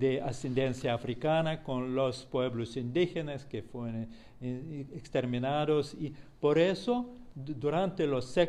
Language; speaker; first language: Spanish; non-native, fluent; Russian